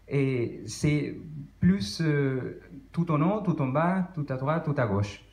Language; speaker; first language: French; non-native, fluent; Spanish